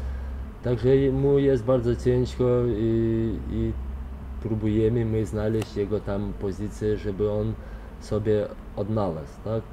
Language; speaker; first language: Polish; non-native, fluent; Lithuanian